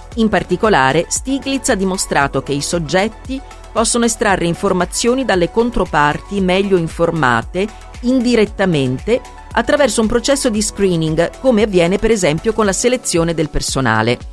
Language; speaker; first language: Italian; native; Italian